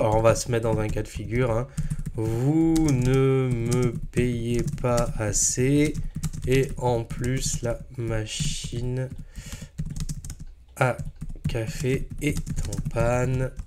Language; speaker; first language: French; native; French